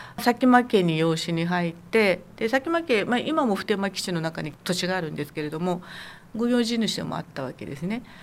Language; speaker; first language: Japanese; native; Japanese